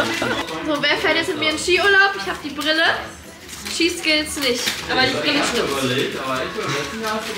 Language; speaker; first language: German; native; German